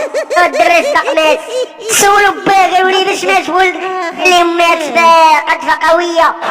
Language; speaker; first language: Arabic; native; Arabic